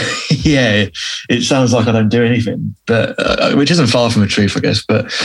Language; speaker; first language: English; native; English